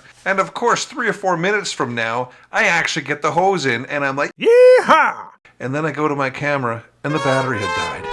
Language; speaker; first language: English; native; English